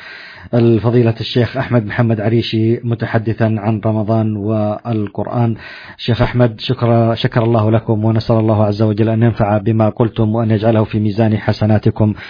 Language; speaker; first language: Arabic; native; Arabic